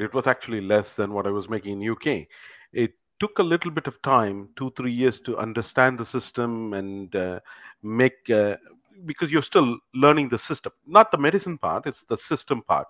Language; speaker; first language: English; non-native, local second language; Tamil